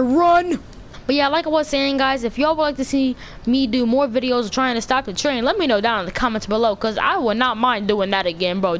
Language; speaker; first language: English; native; English